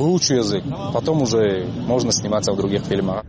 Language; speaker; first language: Russian; non-native, local second language; Tajik